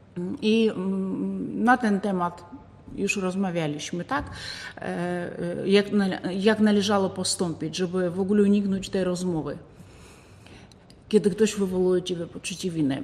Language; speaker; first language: Polish; non-native, fluent; Ukrainian